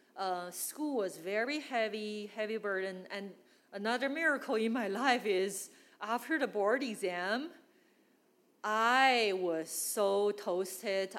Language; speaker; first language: English; non-native, fluent; Chinese